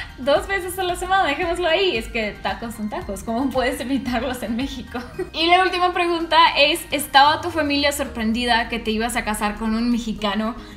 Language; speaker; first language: Spanish; non-native, fluent; Russian